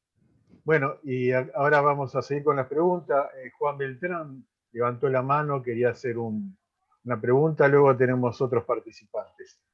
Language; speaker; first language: Spanish; native; Spanish